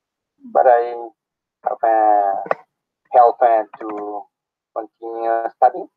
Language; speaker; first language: English; non-native, learner; Spanish